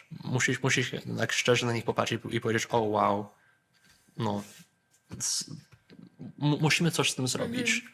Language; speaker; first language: Polish; early bilingual, heritage; Polish